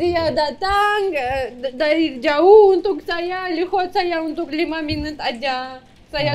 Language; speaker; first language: Indonesian; non-native, learner; Russian